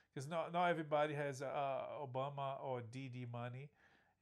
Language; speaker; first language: English; non-native, fluent; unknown